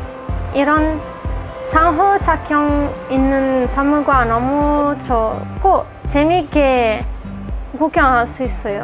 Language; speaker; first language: Korean; non-native, fluent; Italian